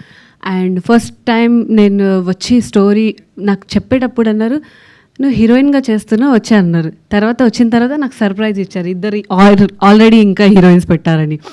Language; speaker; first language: Telugu; non-native, learner; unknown